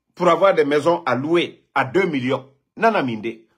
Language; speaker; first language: French; non-native, local second language; Mandingo